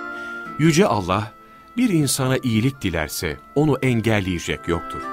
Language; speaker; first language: Turkish; native; Turkish